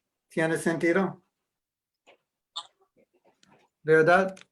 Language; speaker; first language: Spanish; non-native, learner; English